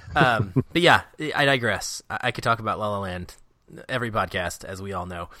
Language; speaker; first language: English; native; English